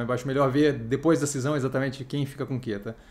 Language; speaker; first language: Portuguese; native; Portuguese